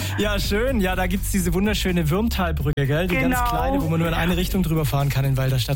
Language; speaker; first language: German; native; German